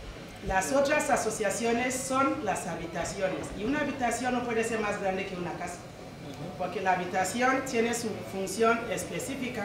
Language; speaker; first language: Spanish; non-native, fluent; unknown